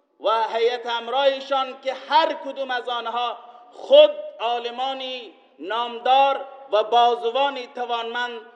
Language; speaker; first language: Persian; non-native, local second language; Baluchi